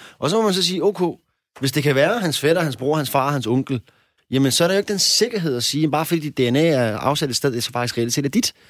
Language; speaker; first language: Danish; early bilingual, other home language; Persian